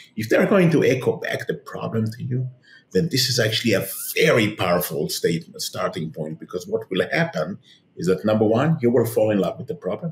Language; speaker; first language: English; non-native, fluent; Hebrew